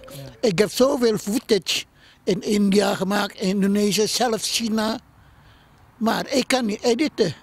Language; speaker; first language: Dutch; non-native, fluent; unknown